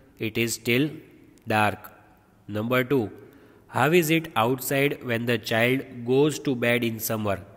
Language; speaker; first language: English; non-native, local second language; Gujarati